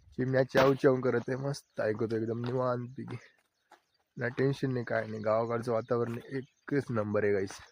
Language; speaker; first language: Marathi; non-native, local second language; Lambadi